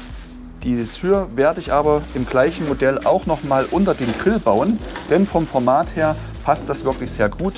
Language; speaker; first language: German; native; German